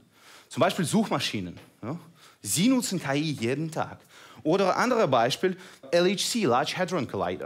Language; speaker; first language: German; non-native, fluent; Russian